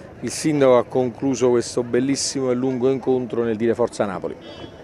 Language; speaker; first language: Italian; native; Italian